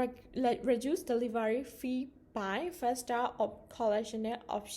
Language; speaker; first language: English; non-native, learner; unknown